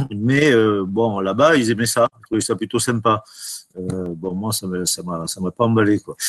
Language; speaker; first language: French; native; French